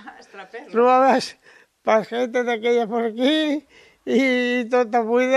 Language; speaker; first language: Catalan; non-native, local second language; Spanish